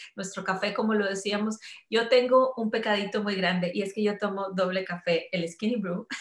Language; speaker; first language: Spanish; native; Spanish